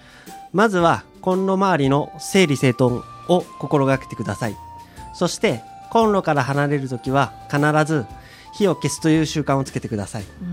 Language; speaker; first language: Japanese; native; Japanese